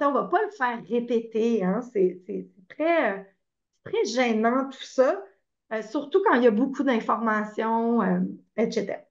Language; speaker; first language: French; native; French